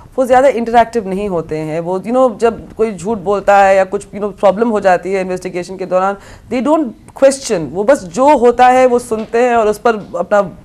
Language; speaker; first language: Hindi; native; Hindi